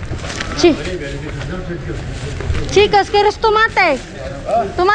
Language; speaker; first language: Spanish; non-native, learner; Filipino